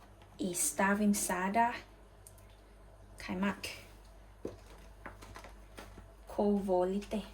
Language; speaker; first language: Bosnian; non-native, learner; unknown